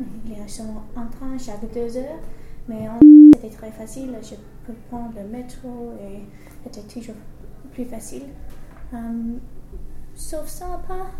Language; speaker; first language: French; non-native, learner; English